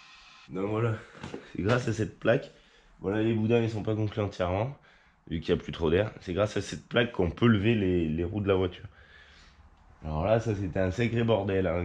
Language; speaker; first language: French; native; French